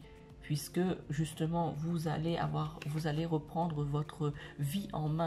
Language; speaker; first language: French; native; French